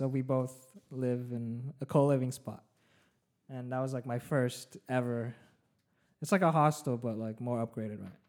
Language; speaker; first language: English; early bilingual, other home language; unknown